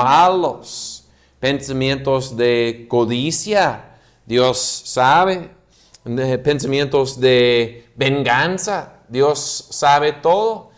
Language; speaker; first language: Spanish; non-native, fluent; English